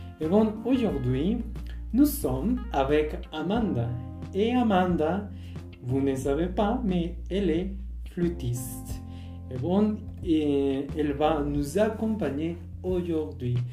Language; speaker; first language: French; non-native, fluent; Spanish